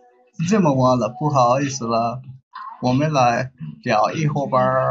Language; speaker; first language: Chinese; non-native, learner; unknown